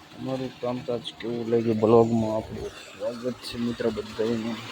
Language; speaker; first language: Gujarati; non-native, local second language; Bhili